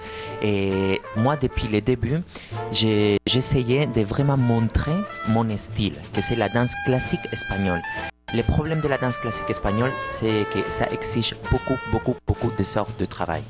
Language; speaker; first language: French; non-native, fluent; Spanish